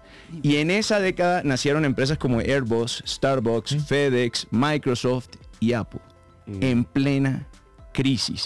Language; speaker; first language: Spanish; native; Spanish